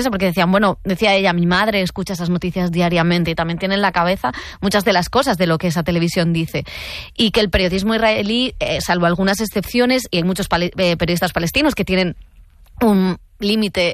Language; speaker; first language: Spanish; native; Spanish